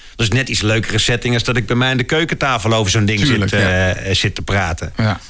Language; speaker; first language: Dutch; native; Dutch